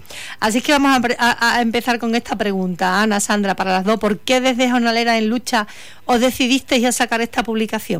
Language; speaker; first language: Spanish; native; Spanish